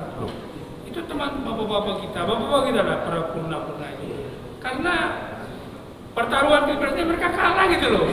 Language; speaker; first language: Indonesian; non-native, local second language; Tetum